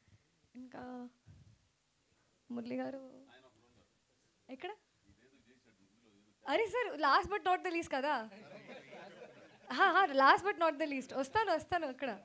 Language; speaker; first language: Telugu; non-native, fluent; Hindi